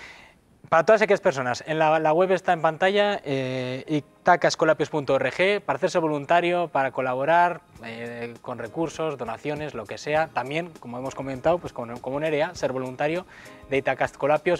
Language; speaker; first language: Spanish; native; Spanish